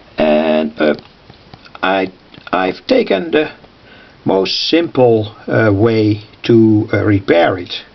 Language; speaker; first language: English; non-native, fluent; Dutch